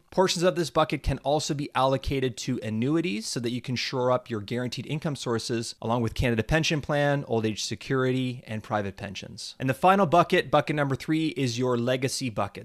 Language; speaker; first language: English; native; English